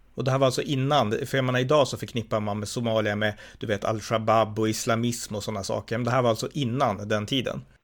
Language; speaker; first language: Swedish; native; Swedish